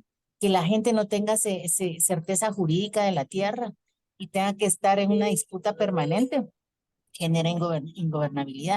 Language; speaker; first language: Spanish; native; Spanish